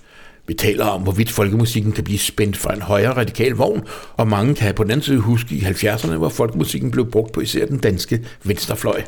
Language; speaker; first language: Danish; native; Danish